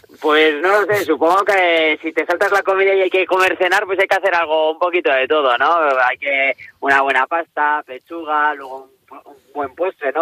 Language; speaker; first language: Spanish; native; Spanish